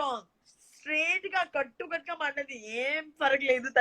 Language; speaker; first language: Telugu; non-native, learner; Gujarati